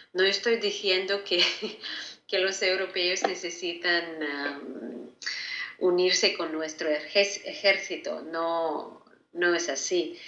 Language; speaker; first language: Spanish; non-native, fluent; Ukrainian